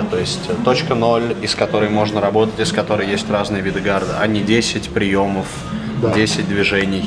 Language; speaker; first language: Russian; native; Russian